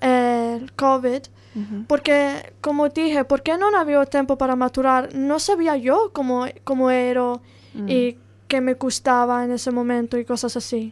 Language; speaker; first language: Spanish; non-native, learner; Italian